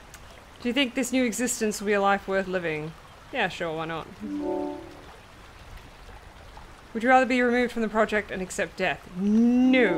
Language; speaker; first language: English; native; English